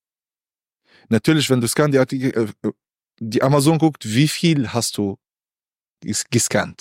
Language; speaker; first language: German; non-native, learner; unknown